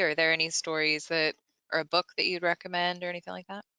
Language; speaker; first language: English; native; English